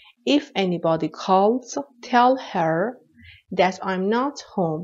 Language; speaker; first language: English; non-native, fluent; Persian